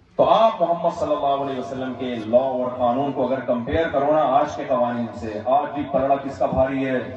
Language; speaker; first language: Urdu; native; Urdu